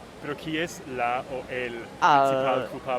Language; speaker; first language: Catalan; native; Catalan